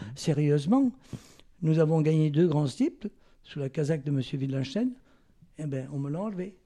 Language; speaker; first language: French; native; French